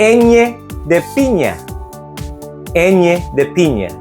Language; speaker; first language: Spanish; non-native, fluent; Filipino